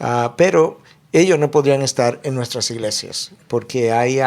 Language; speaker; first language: Spanish; native; Spanish